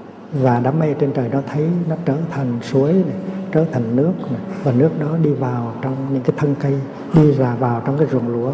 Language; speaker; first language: Vietnamese; native; Vietnamese